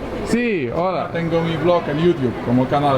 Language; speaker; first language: Spanish; non-native, learner; Polish